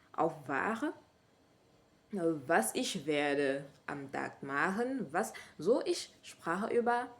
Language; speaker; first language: German; non-native, learner; French